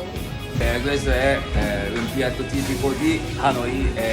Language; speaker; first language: Italian; non-native, learner; Japanese